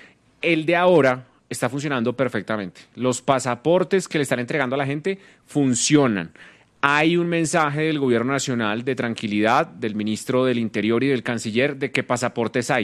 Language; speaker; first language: Spanish; native; Spanish